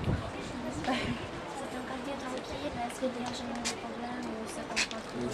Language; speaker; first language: French; non-native, fluent; English